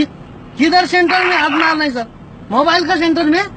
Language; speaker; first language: Hindi; non-native, learner; Nepali